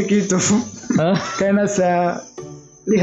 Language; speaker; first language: Indonesian; non-native, learner; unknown